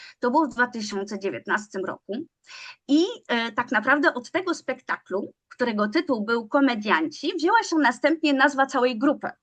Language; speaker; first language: Polish; native; Polish